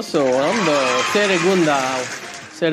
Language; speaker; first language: Basque; non-native, learner; English